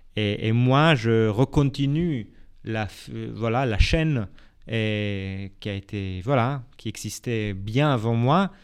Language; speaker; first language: French; non-native, fluent; Hebrew